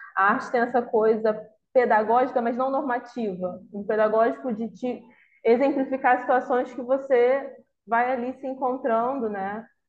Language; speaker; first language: Portuguese; native; Portuguese